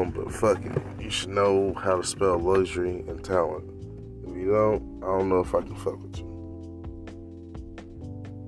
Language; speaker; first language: English; native; English